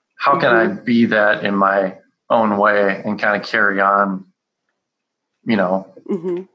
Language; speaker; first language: English; native; English